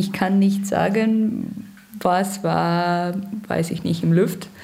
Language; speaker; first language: German; non-native, learner; Russian